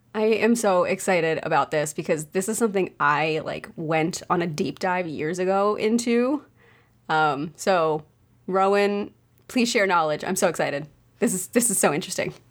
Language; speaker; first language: English; native; English